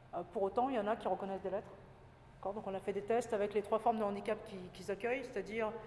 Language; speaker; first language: French; native; French